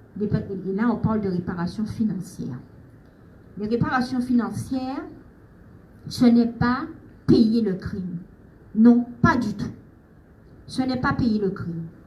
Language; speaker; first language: French; native; French